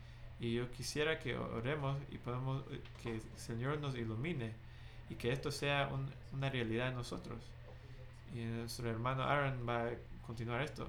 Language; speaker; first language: Spanish; non-native, fluent; English